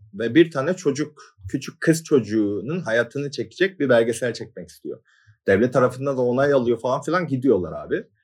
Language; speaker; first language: Turkish; non-native, fluent; Korean